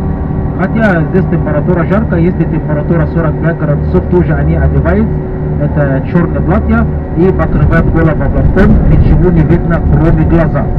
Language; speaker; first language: Russian; non-native, learner; Arabic